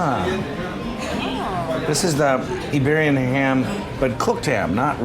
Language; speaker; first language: English; native; English